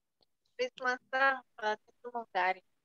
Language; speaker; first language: Japanese; non-native, learner; Indonesian